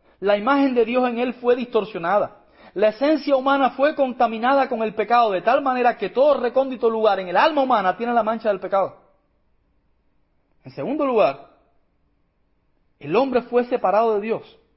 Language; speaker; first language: Spanish; native; Spanish